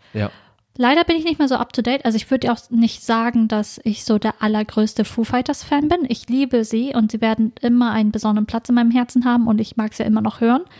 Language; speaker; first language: German; early bilingual, other home language; Vietnamese